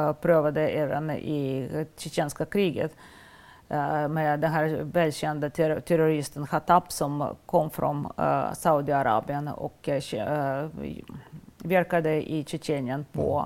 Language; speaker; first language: Swedish; non-native, fluent; Russian